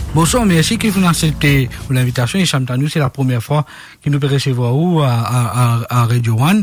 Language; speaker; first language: French; non-native, local second language; Morisyen